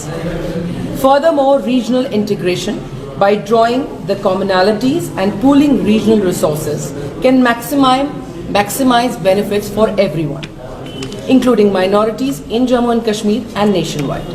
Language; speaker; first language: English; non-native, local second language; Hindi